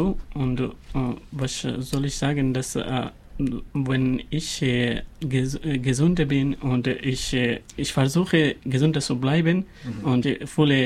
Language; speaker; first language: German; non-native, learner; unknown